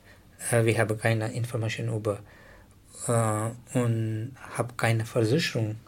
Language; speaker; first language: German; non-native, learner; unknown